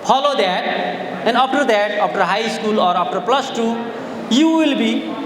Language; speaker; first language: English; non-native, local second language; Nepali